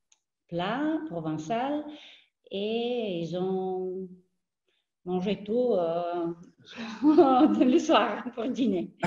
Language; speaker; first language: French; non-native, fluent; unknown